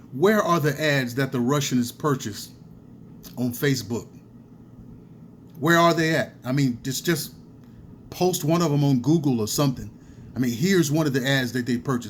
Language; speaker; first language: English; native; English